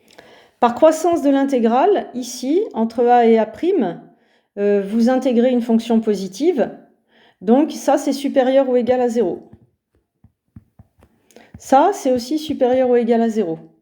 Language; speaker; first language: French; native; French